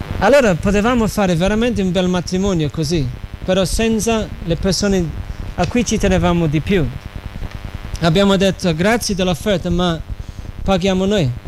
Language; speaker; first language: Italian; non-native, fluent; English